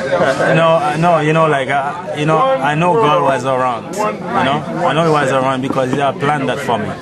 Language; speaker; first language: English; non-native, fluent; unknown